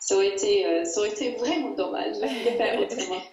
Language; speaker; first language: French; non-native, fluent; English